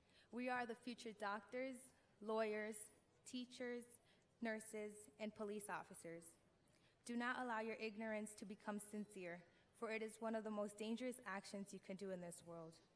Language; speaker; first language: English; early bilingual, other home language; Spanish